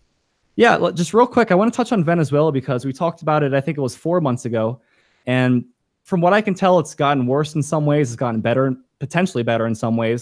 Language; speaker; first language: English; native; English